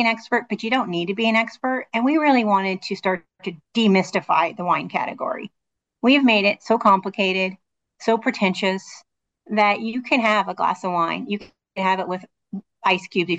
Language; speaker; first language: English; native; English